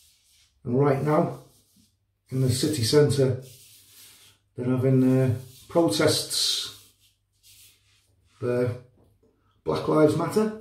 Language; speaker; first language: English; native; English